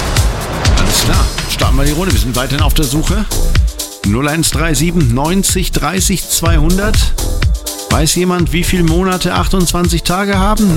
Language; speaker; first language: German; native; German